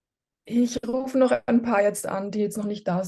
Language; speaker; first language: German; native; German